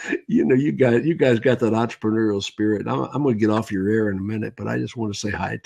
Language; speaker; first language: English; native; English